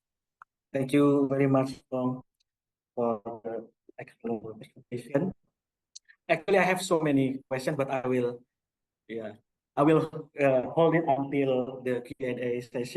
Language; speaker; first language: English; non-native, local second language; Indonesian